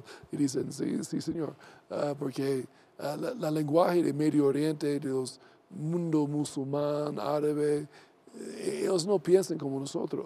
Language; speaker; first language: Spanish; non-native, learner; English